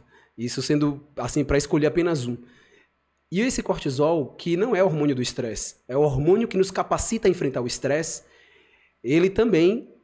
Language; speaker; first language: Portuguese; native; Portuguese